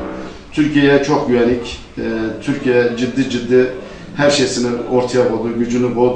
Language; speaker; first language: Turkish; non-native, fluent; Arabic